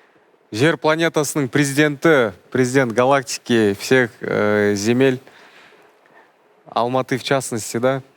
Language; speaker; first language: Russian; non-native, local second language; Kazakh